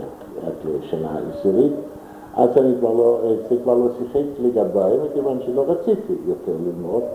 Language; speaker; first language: Hebrew; non-native, fluent; German